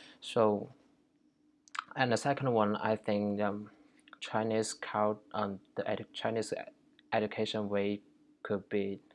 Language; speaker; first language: English; non-native, learner; Chinese